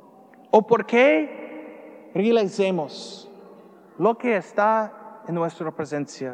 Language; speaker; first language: Spanish; non-native, learner; English